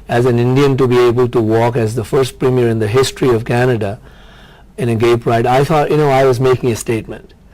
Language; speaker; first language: English; non-native, local second language; Punjabi